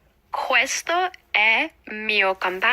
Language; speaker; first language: Italian; non-native, learner; English